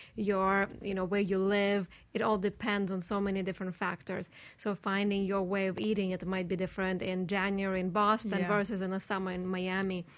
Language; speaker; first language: English; non-native, fluent; Russian